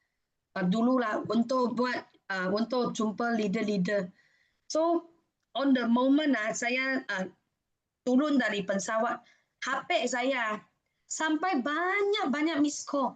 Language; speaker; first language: Indonesian; non-native, fluent; Malay